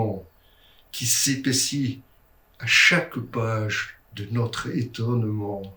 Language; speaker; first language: French; native; French